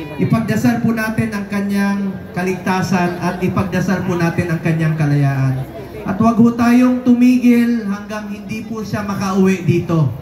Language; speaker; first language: Filipino; non-native, local second language; Cebuano